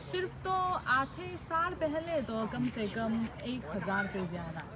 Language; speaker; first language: Hindi; non-native, fluent; Chinese